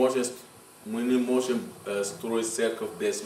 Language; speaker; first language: Russian; non-native, fluent; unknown